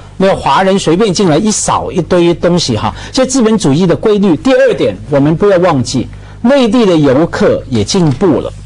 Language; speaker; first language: Chinese; non-native, local second language; Cantonese